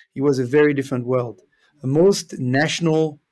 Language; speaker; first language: English; non-native, fluent; French